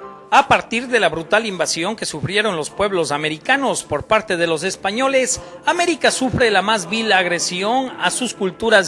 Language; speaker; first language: Spanish; native; Spanish